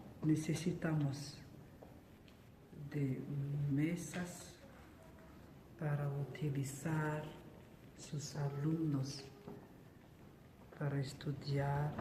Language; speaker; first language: Spanish; non-native, learner; Malagasy